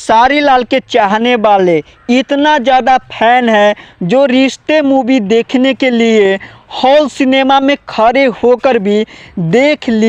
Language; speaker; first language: Hindi; non-native, local second language; Bhojpuri